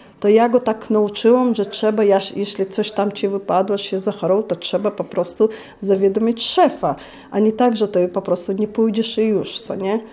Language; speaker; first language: Polish; non-native, fluent; Chechen